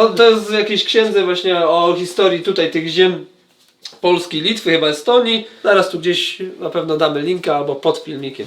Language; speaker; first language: Polish; native; Polish